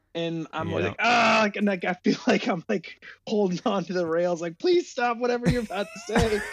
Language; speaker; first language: English; native; English